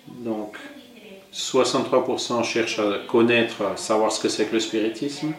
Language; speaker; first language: French; non-native, fluent; Portuguese